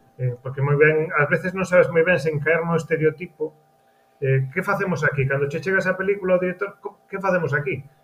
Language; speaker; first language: Galician; native; Galician